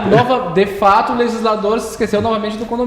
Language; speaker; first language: Portuguese; native; Portuguese